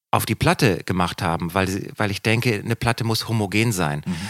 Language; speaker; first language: German; native; German